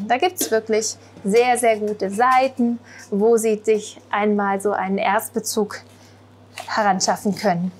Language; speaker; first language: German; native; German